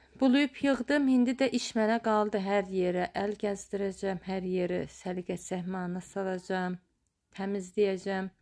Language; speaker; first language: Azerbaijani; native; Azerbaijani